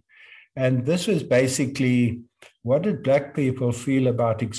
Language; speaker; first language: English; native; English